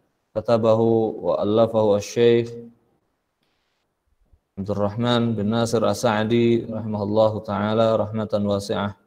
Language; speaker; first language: Arabic; non-native, fluent; Indonesian